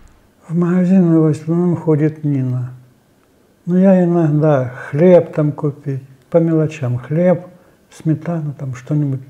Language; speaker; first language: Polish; non-native, learner; Russian